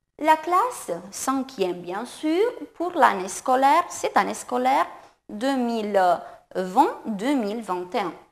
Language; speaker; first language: French; non-native, fluent; Romanian